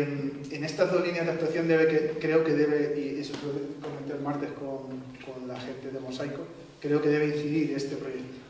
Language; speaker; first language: Spanish; native; Spanish